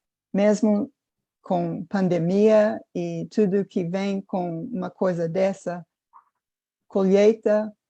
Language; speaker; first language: Portuguese; non-native, fluent; English